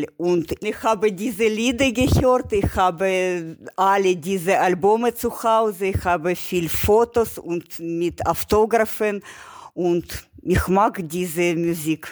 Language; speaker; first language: German; non-native, learner; Ukrainian